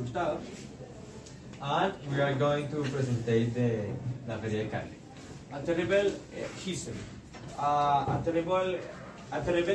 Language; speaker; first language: English; non-native, learner; Spanish